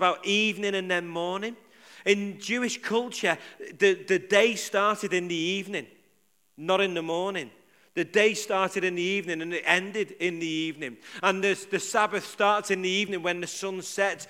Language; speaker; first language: English; native; English